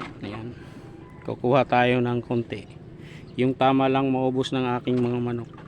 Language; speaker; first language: Filipino; non-native, local second language; Waray